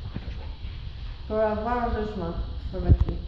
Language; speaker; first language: French; non-native, learner; Albanian